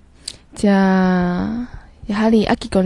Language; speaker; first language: Japanese; non-native, learner; Chinese